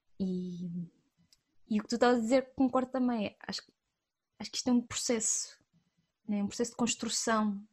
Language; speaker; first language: Portuguese; native; Portuguese